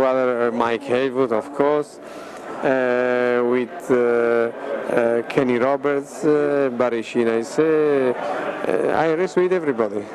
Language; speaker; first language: English; non-native, learner; Italian